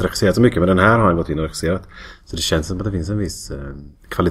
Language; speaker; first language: Swedish; native; Swedish